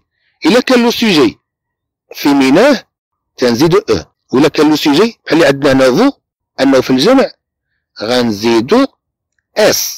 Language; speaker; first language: Arabic; native; Arabic